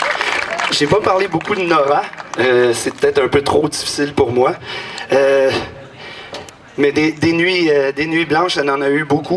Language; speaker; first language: French; native; French